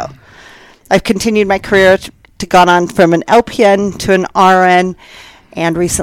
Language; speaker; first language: English; native; English